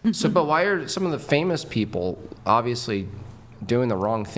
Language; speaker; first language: English; native; English